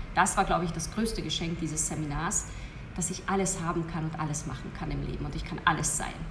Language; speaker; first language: German; early bilingual, heritage; Hungarian